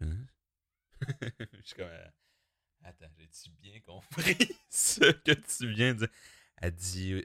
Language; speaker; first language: French; native; French